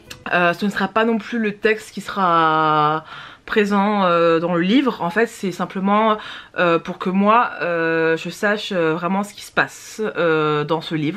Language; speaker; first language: French; native; French